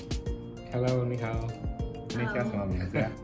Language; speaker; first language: Chinese; non-native, fluent; Indonesian